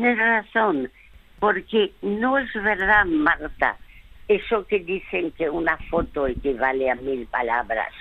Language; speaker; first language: Spanish; early bilingual, other home language; French